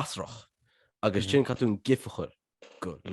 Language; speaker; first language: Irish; non-native, local second language; English